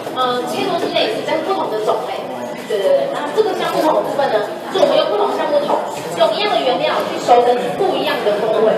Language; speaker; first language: Chinese; native; Chinese